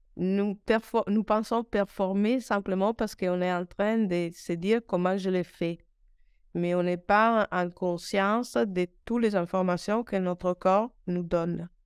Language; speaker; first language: French; non-native, fluent; Italian